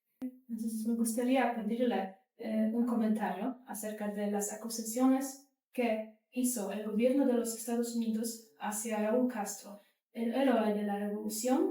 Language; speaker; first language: Spanish; non-native, fluent; Polish